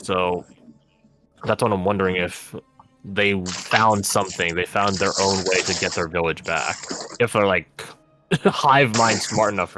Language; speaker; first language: English; native; English